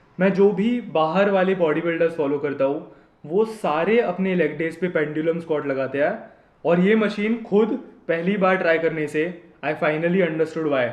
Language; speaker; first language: Hindi; non-native, local second language; Marathi